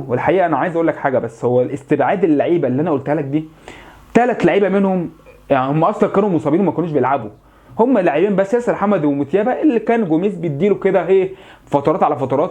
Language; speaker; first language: Arabic; native; Arabic